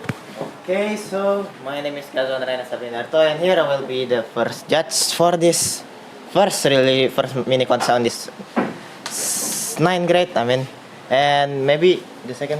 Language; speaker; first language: English; non-native, learner; Indonesian